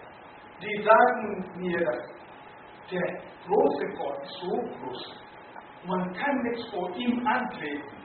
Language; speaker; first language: German; non-native, learner; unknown